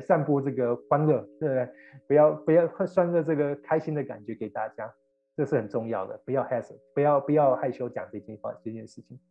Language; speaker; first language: Chinese; native; Chinese